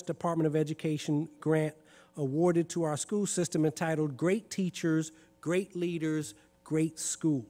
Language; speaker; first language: English; native; English